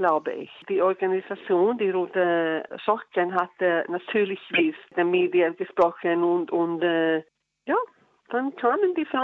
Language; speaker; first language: German; non-native, learner; Icelandic